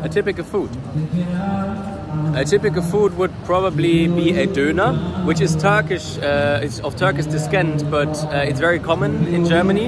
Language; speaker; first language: English; non-native, fluent; German